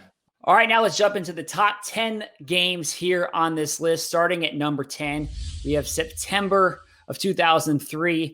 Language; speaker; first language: English; native; English